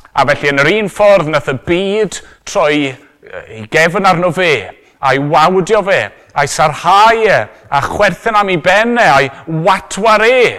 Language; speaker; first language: Welsh; native; Welsh